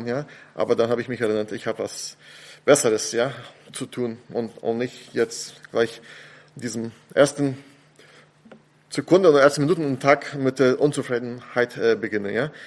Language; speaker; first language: German; non-native, fluent; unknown